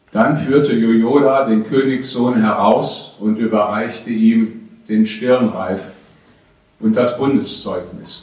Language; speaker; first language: German; native; German